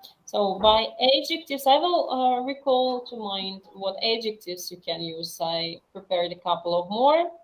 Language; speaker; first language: English; non-native, fluent; Russian